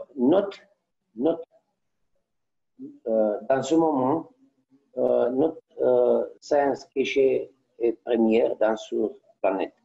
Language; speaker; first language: French; non-native, learner; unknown